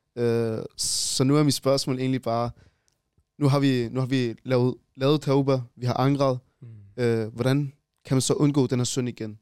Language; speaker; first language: Danish; early bilingual, other home language; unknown